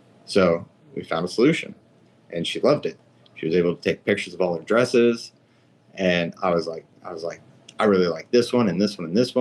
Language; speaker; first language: English; native; English